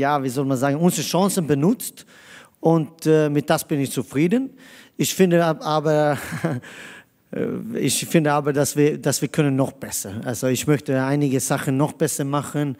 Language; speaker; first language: German; non-native, fluent; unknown